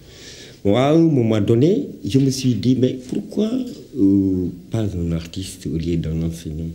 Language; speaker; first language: French; non-native, local second language; Wolof